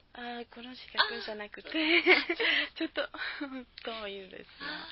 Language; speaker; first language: Japanese; non-native, learner; Spanish